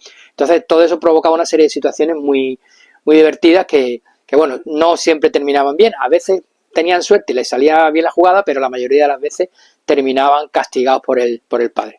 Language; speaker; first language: Spanish; native; Spanish